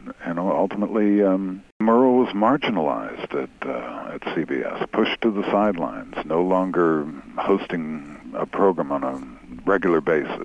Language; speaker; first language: English; native; English